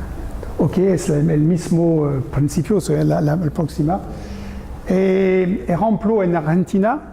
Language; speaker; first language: Spanish; non-native, learner; French